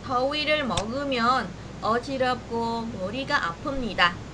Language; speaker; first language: Korean; non-native, fluent; Vietnamese